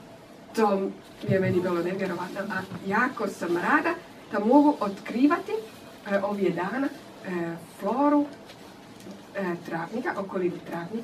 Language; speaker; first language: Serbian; non-native, learner; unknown